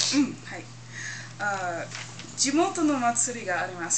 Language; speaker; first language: Japanese; non-native, learner; English